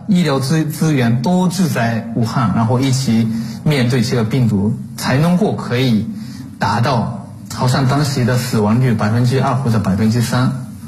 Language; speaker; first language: Chinese; non-native, fluent; Japanese